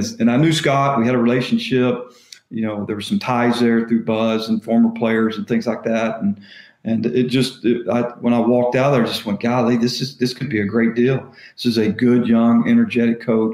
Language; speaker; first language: English; native; English